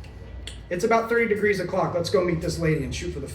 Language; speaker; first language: English; native; English